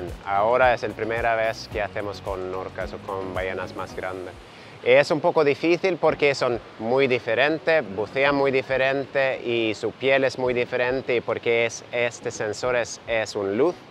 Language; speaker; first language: Spanish; non-native, fluent; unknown